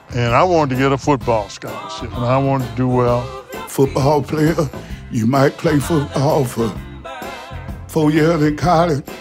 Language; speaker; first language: English; native; English